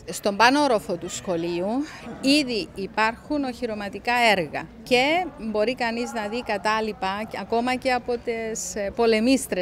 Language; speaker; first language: Greek; native; Greek